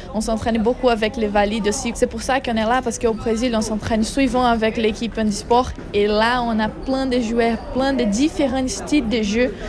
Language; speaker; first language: French; non-native, learner; Portuguese